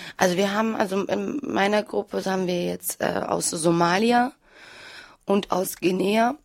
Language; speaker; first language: German; early bilingual, other home language; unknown